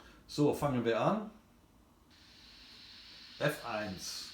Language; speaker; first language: German; non-native, fluent; English